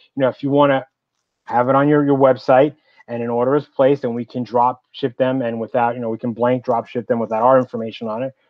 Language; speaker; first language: English; native; English